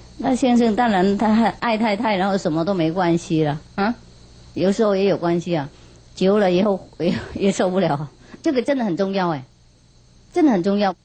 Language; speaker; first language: Chinese; non-native, fluent; Vietnamese